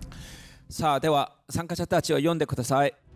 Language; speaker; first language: Japanese; non-native, fluent; Korean